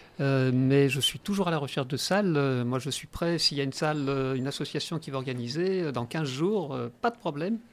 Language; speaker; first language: French; native; French